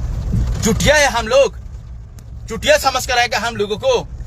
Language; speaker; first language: Hindi; non-native, local second language; Kok Borok